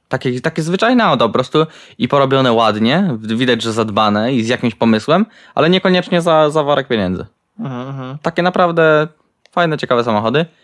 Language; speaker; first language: Polish; native; Polish